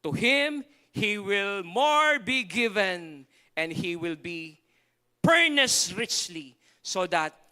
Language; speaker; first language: English; non-native, local second language; Filipino